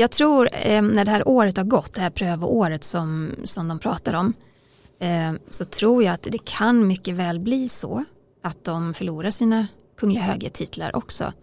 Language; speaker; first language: Swedish; native; Swedish